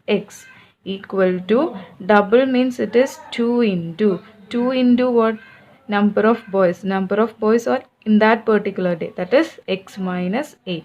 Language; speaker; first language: English; non-native, local second language; Malayalam